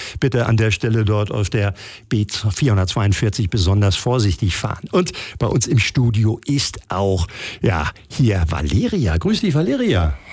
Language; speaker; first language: German; native; German